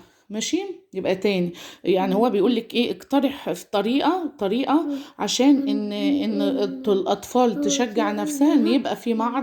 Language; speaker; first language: Arabic; native; Arabic